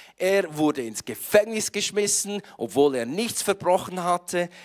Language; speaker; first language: German; native; German